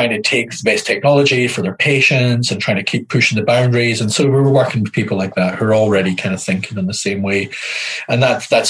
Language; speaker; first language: English; native; English